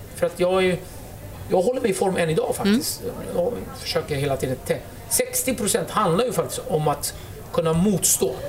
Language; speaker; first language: Swedish; early bilingual, other home language; Kurdish